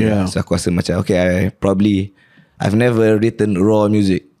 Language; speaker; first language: English; non-native, local second language; Malay